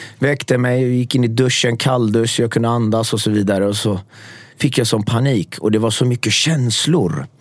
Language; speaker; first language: Swedish; early bilingual, other home language; Persian